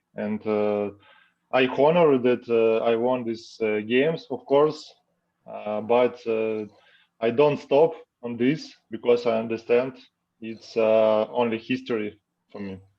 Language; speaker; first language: English; non-native, learner; Russian